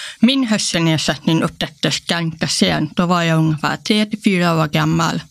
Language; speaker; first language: Swedish; early bilingual, other home language; Polish